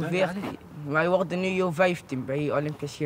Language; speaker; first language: Dutch; early bilingual, other home language; Arabic